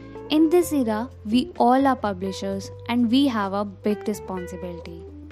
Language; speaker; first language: English; non-native, local second language; Hindi